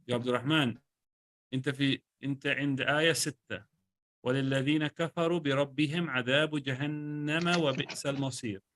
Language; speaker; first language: Arabic; non-native, fluent; English